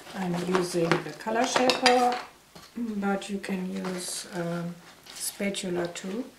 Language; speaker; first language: English; non-native, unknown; German